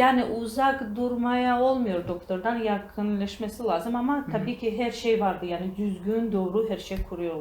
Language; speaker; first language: Turkish; non-native, learner; Georgian